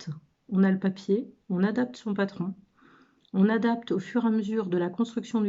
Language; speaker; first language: French; native; French